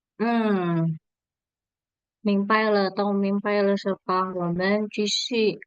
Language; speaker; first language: Chinese; non-native, fluent; Indonesian